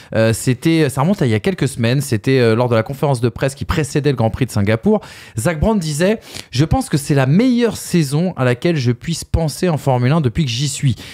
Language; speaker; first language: French; native; French